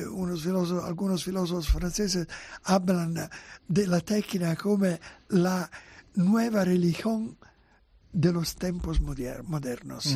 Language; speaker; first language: Spanish; non-native, fluent; Italian